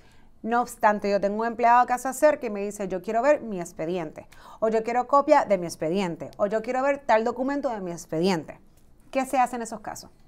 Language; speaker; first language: Spanish; native; Spanish